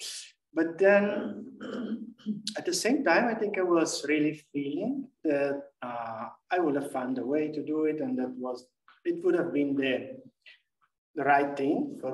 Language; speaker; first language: English; non-native, fluent; Italian